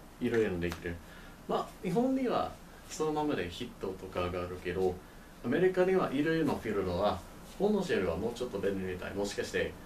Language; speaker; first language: Japanese; non-native, learner; English